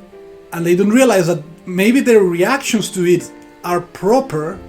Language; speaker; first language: English; non-native, fluent; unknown